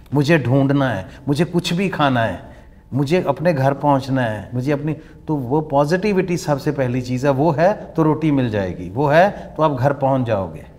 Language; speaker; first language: Hindi; non-native, local second language; Punjabi